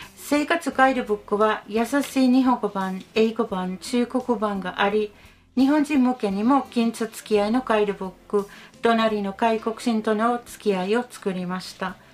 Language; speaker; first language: Japanese; non-native, fluent; Finnish